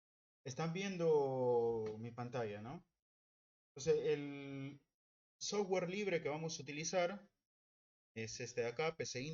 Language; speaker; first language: Spanish; native; Spanish